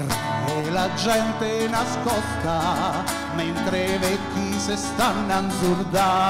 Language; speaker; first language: Italian; native; Italian